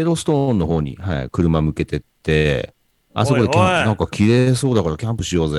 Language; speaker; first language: Japanese; native; Japanese